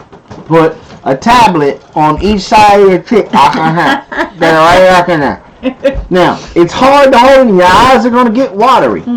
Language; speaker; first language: English; native; English